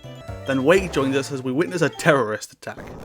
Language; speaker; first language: English; native; English